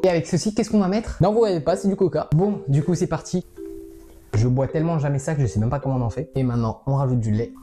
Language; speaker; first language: French; native; French